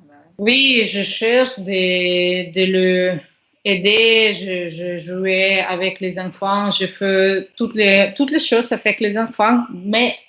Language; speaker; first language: French; non-native, learner; Russian